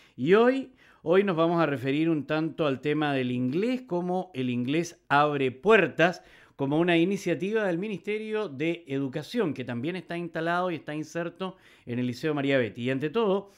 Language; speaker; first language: Spanish; native; Spanish